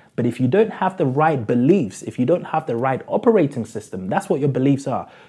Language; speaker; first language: English; native; English